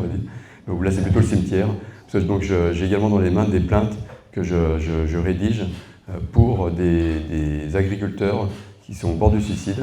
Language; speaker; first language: French; native; French